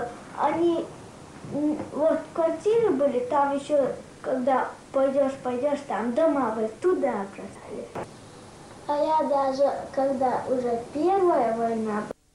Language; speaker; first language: Russian; non-native, local second language; Chechen